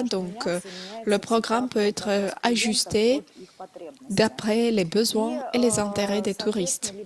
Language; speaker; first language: French; non-native, fluent; Russian